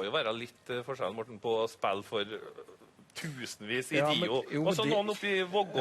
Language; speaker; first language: Norwegian; native; Norwegian